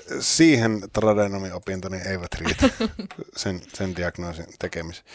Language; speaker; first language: Finnish; native; Finnish